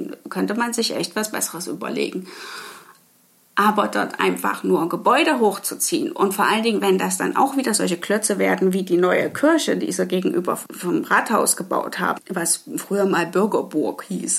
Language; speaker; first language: German; native; German